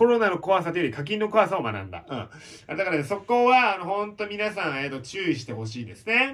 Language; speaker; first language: Japanese; native; Japanese